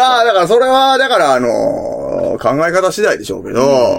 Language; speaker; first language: Japanese; native; Japanese